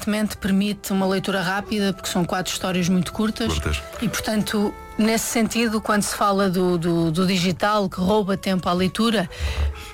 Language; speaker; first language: Portuguese; native; Portuguese